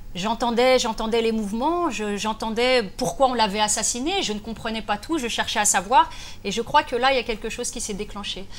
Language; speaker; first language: French; native; French